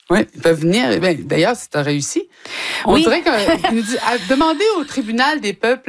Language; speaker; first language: French; native; French